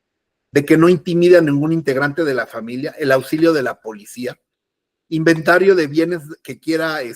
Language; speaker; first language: Spanish; native; Spanish